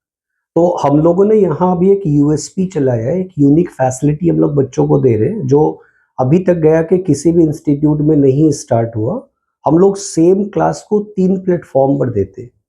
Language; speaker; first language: Hindi; native; Hindi